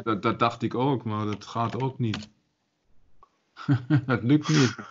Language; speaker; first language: Dutch; non-native, fluent; German